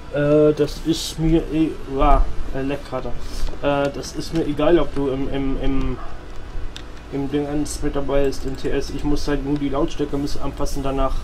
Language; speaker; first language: German; native; German